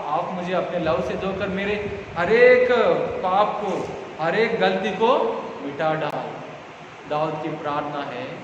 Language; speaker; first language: Hindi; non-native, local second language; Telugu